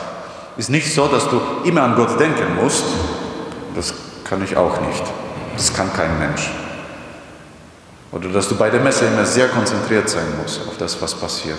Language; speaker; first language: German; non-native, fluent; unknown